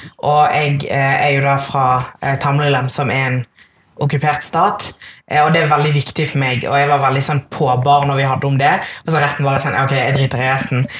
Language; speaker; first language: Norwegian; early bilingual, other home language; Tamil